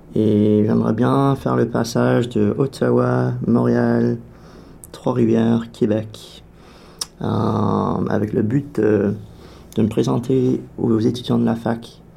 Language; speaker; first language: French; native; French